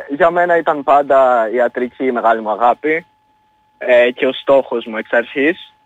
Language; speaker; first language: Greek; early bilingual, other home language; Albanian